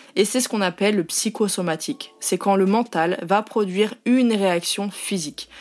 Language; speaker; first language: French; native; French